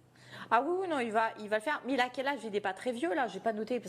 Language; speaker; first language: French; native; French